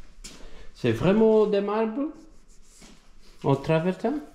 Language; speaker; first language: French; non-native, learner; Dutch